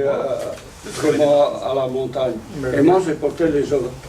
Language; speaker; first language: French; non-native, fluent; Italian